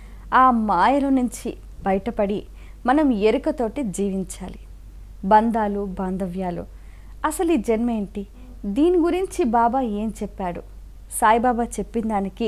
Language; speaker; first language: Telugu; native; Telugu